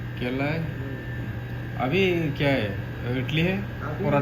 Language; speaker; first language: Hindi; non-native, learner; Malayalam